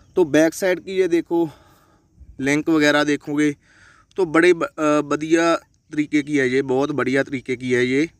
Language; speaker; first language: Hindi; non-native, local second language; Punjabi